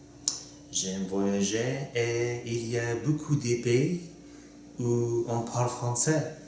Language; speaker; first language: French; non-native, learner; Russian